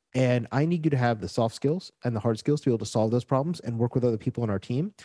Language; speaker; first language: English; native; English